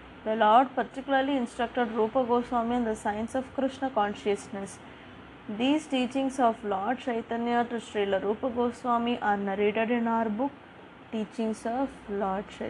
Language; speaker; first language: English; non-native, local second language; Tamil